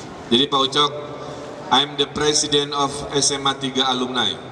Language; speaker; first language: English; non-native, fluent; Indonesian